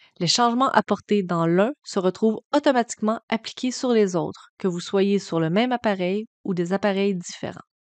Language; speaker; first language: French; native; French